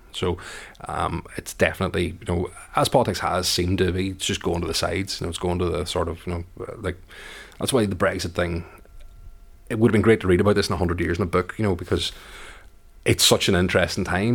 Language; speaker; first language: English; native; English